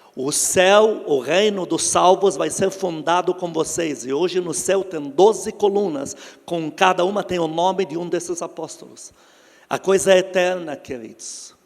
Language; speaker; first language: Portuguese; non-native, fluent; Arabic